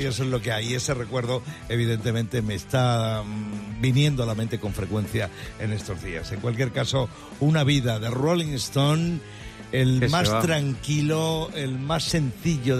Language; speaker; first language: Spanish; native; Spanish